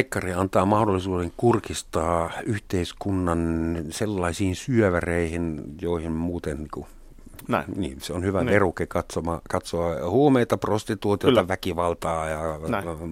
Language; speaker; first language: Finnish; non-native, fluent; German